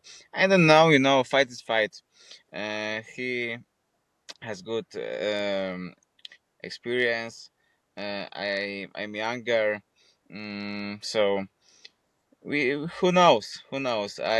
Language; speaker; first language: English; non-native, fluent; Polish